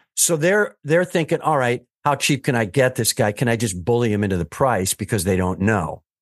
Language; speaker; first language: English; native; English